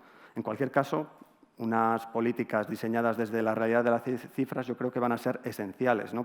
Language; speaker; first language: Spanish; native; Spanish